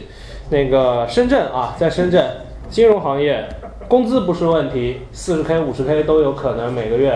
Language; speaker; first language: Chinese; native; Chinese